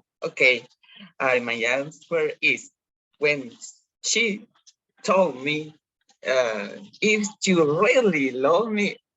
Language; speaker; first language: English; non-native, learner; Spanish